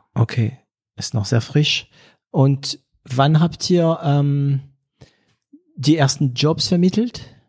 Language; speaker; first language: German; non-native, fluent; French